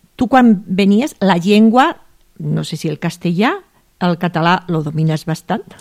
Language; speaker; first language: Catalan; native; Catalan